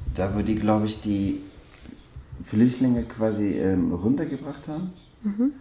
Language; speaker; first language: German; non-native, fluent; Persian